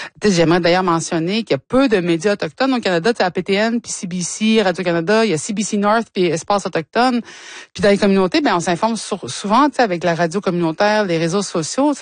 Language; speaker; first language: French; native; French